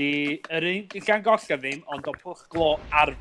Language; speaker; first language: Welsh; native; Welsh